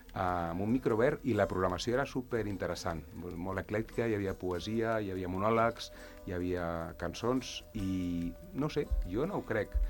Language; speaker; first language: Catalan; non-native, local second language; Spanish